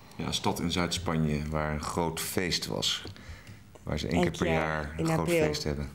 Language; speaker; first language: Dutch; native; Dutch